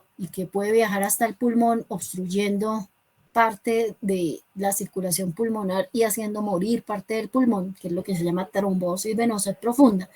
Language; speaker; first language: Spanish; native; Spanish